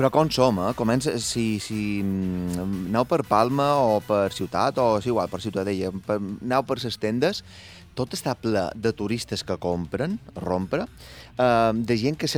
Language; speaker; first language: Catalan; native; Catalan